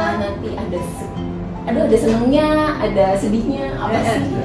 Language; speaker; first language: Indonesian; native; Indonesian